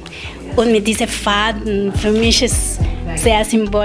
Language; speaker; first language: German; non-native, learner; Spanish